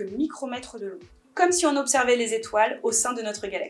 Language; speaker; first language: French; native; French